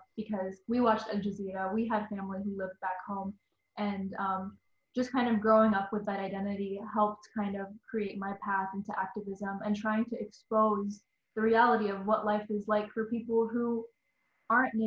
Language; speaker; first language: English; native; English